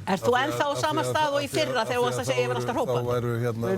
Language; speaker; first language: Icelandic; native; Icelandic